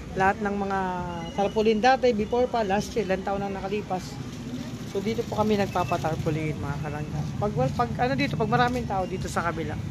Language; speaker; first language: Filipino; non-native, local second language; Bikol